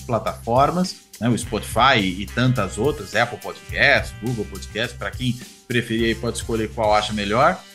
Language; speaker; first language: Portuguese; native; Portuguese